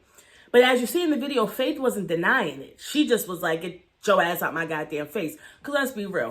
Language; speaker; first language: English; native; English